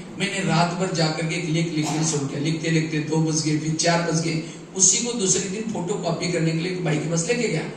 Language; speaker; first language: Hindi; non-native, local second language; Marathi